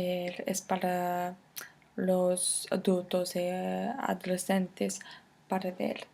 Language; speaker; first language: Spanish; non-native, fluent; English